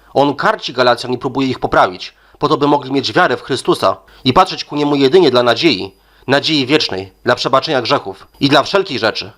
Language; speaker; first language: Polish; native; Polish